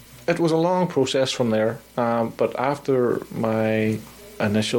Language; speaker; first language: English; native; English